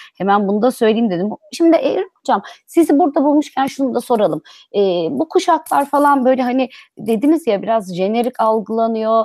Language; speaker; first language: Turkish; native; Turkish